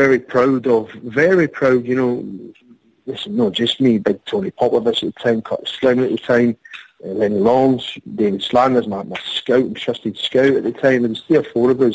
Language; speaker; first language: English; native; English